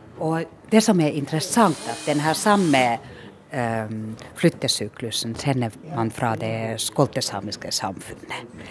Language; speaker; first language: Norwegian; non-native, fluent; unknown